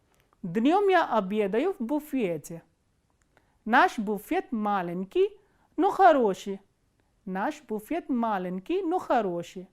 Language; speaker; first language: Russian; non-native, fluent; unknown